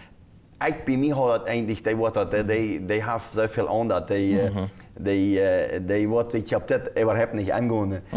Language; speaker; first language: German; non-native, local second language; Plautdietsch